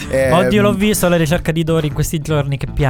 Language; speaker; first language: Italian; native; Italian